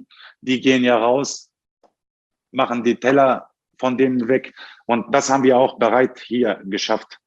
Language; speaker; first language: German; non-native, fluent; Turkish